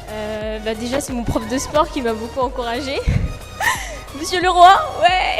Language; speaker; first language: French; native; French